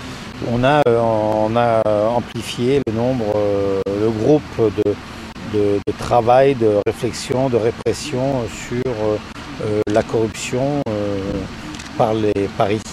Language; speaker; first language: French; native; French